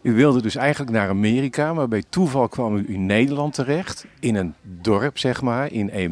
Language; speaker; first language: Dutch; native; Dutch